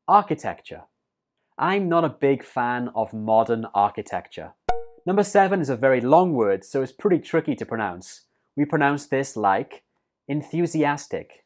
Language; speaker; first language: English; native; English